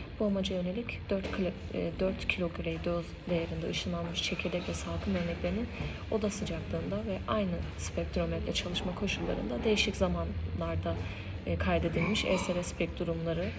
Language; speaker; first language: Turkish; native; Turkish